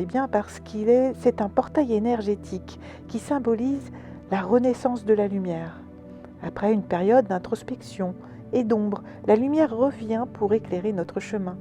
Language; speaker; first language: French; native; French